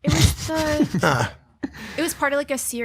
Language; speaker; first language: English; native; English